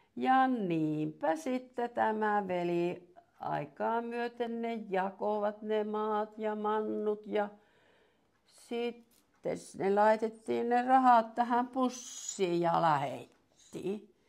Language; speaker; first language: Finnish; native; Finnish